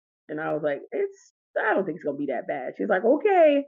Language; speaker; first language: English; native; English